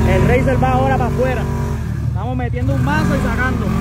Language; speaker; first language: Spanish; native; Spanish